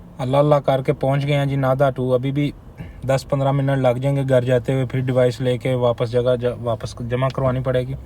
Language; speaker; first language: Urdu; non-native, local second language; Punjabi